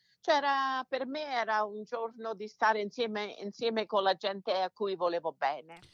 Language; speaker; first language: Italian; early bilingual, heritage; Italian